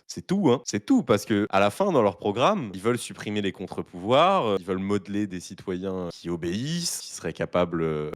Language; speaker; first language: French; native; French